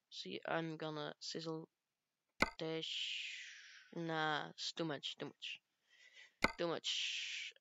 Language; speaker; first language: English; non-native, learner; Dutch